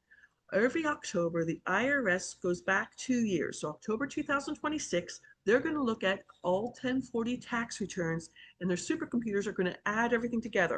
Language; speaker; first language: English; native; English